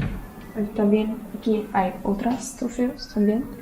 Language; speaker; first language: Spanish; non-native, local second language; Low German